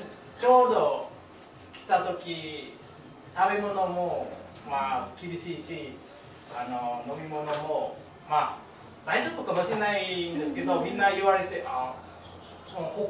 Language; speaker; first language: Japanese; non-native, fluent; Vietnamese